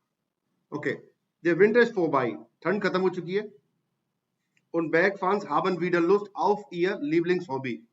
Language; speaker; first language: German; non-native, fluent; Hindi